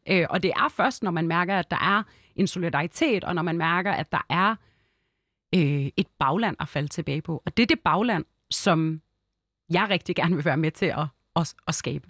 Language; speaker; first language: Danish; early bilingual, other home language; Arabic